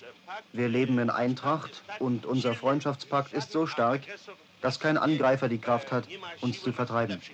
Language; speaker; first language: German; native; German